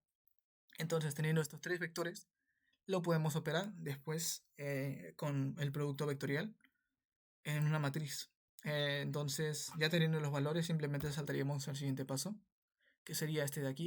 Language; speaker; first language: Spanish; native; Spanish